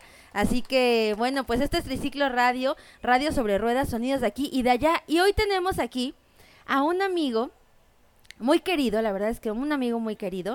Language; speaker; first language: Spanish; native; Spanish